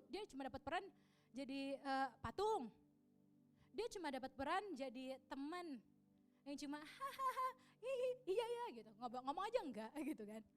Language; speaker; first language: Indonesian; native; Indonesian